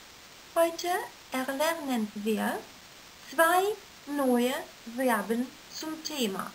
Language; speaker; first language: German; non-native, fluent; Russian